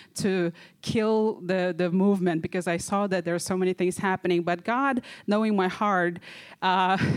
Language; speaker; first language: English; non-native, fluent; Kazakh